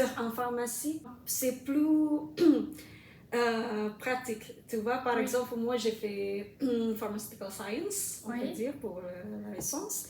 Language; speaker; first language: French; non-native, fluent; Indonesian